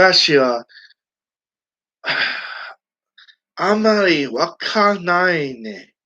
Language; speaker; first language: Japanese; non-native, learner; English